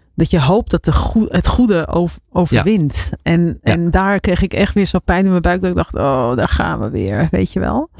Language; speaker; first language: Dutch; native; Dutch